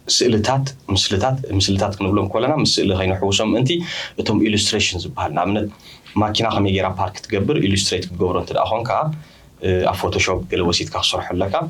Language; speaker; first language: Tigrinya; early bilingual, heritage; Tigrinya